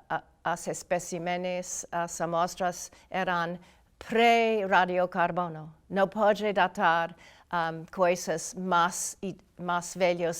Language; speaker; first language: Portuguese; non-native, learner; English